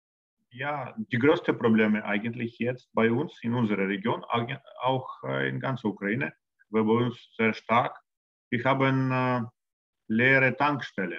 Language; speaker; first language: German; non-native, learner; Russian